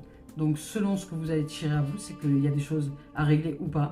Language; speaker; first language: French; native; French